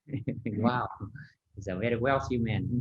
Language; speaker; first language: English; non-native, learner; Vietnamese